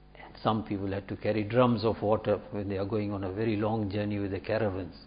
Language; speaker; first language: English; native; English